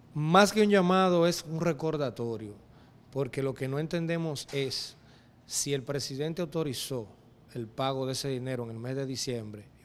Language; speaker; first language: Spanish; native; Spanish